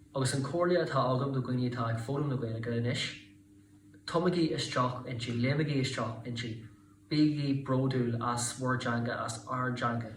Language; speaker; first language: Irish; non-native, local second language; English